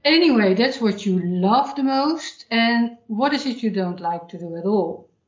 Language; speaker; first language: English; non-native, fluent; Dutch